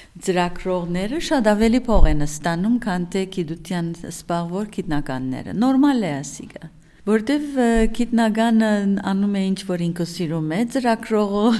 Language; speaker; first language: Armenian; early bilingual, heritage; Armenian